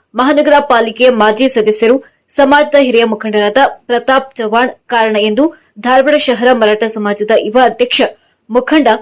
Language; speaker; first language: Kannada; native; Kannada